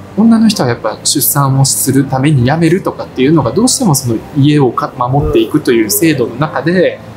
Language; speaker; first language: Japanese; early bilingual, other home language; Russian